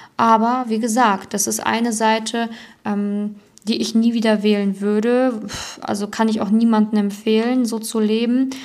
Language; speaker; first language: German; native; German